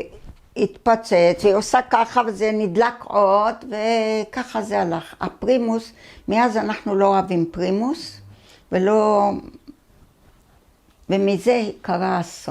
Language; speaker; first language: Hebrew; early bilingual, other home language; Arabic